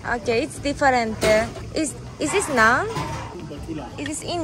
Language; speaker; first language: English; non-native, learner; Japanese